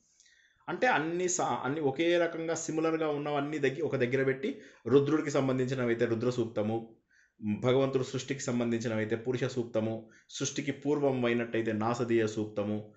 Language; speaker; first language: Telugu; native; Telugu